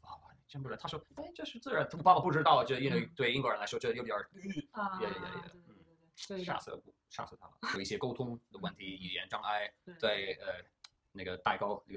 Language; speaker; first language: Chinese; early bilingual, heritage; English